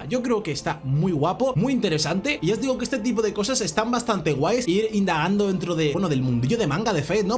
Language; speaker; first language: Spanish; native; Spanish